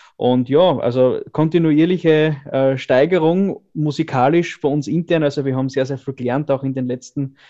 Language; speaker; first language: German; native; German